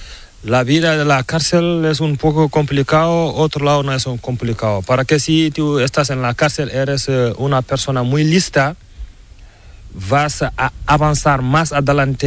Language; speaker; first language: Spanish; non-native, learner; Fula